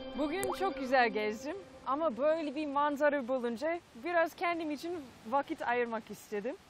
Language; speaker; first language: Turkish; non-native, fluent; English